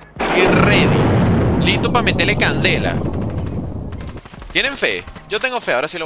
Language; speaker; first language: Spanish; native; Spanish